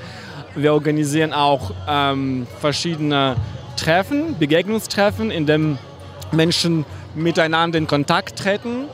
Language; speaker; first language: German; non-native, fluent; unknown